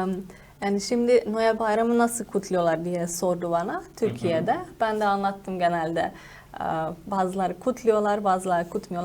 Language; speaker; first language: Turkish; non-native, fluent; Slovenian